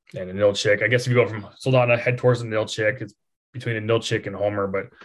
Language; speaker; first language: English; native; English